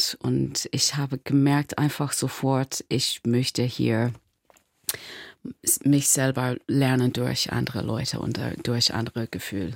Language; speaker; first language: German; non-native, learner; English